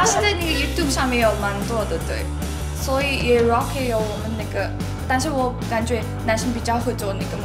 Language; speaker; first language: Chinese; non-native, learner; Mongolian